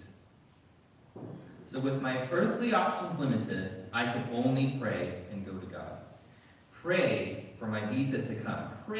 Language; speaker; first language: English; native; English